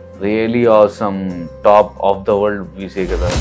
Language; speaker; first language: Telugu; non-native, local second language; Hindi